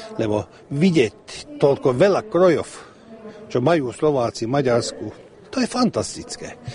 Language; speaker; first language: Slovak; early bilingual, heritage; Slovak